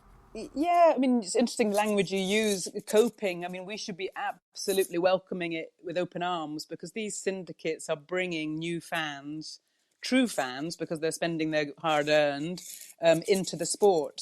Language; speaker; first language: English; native; English